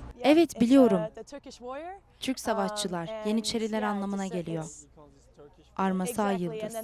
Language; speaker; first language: Turkish; non-native, learner; English